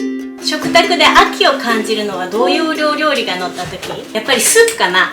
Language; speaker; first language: Japanese; native; Japanese